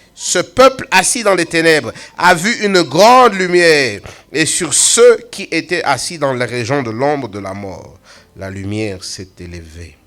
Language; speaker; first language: French; non-native, local second language; Swahili